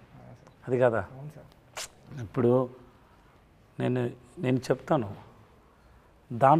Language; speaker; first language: Telugu; non-native, learner; Tamil